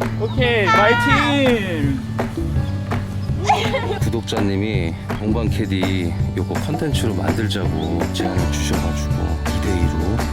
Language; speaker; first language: Korean; native; Korean